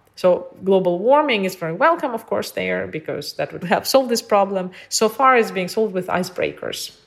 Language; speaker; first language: English; early bilingual, other home language; Ukrainian